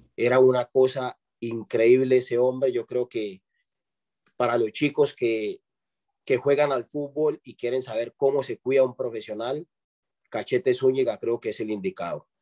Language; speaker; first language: Spanish; native; Spanish